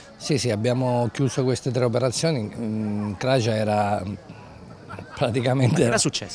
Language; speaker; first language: Italian; native; Italian